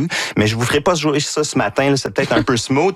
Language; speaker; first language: French; native; French